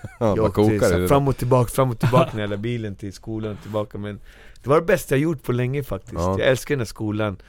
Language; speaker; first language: Swedish; native; Swedish